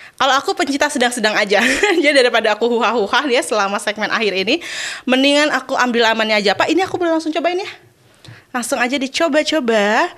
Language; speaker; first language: Indonesian; native; Indonesian